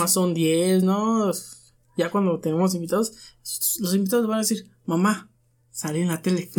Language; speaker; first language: Spanish; native; Spanish